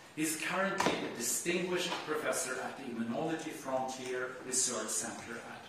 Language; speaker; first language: English; non-native, fluent; Swedish